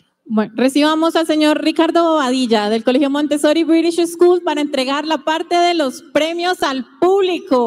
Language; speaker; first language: Spanish; native; Spanish